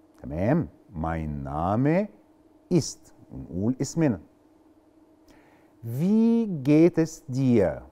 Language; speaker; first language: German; non-native, fluent; Arabic